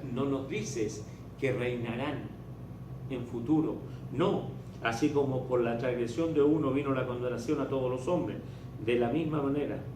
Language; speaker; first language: Spanish; native; Spanish